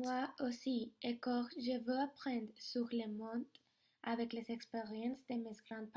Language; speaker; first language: French; non-native, learner; Spanish